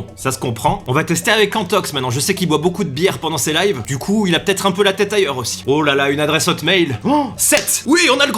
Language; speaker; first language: French; native; French